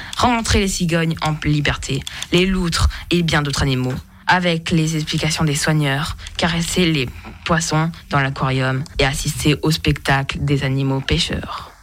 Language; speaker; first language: French; native; French